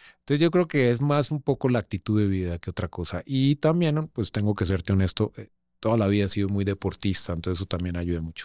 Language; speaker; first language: Spanish; native; Spanish